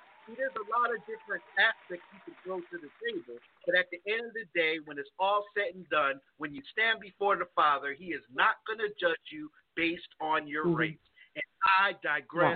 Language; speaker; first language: English; native; English